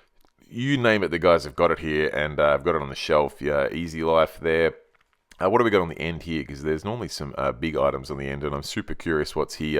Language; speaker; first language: English; native; English